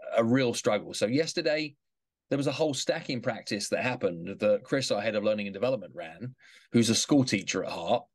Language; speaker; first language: English; native; English